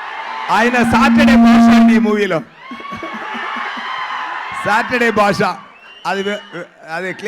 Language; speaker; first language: Telugu; non-native, learner; Tamil